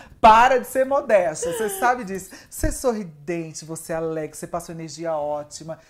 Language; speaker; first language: Portuguese; native; Portuguese